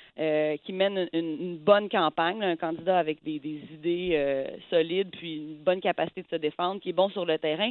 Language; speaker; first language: French; native; French